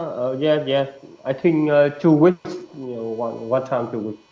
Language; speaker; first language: English; non-native, learner; Vietnamese